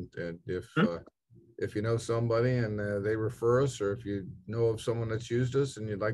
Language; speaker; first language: English; native; English